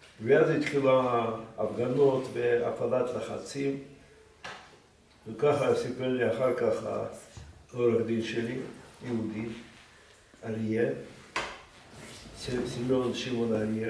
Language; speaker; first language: Hebrew; non-native, fluent; Russian